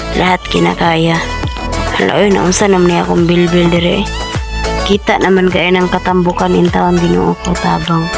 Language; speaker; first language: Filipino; non-native, local second language; Cebuano